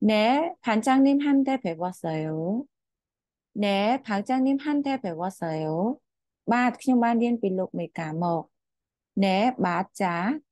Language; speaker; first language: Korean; non-native, fluent; Khmer